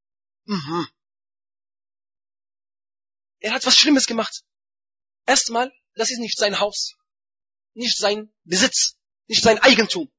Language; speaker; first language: German; non-native, fluent; Arabic